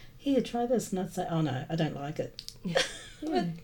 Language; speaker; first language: English; native; English